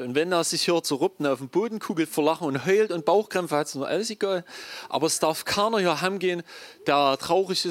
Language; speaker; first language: German; native; German